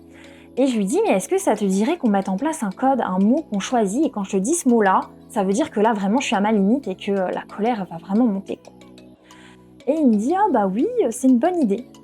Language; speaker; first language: French; native; French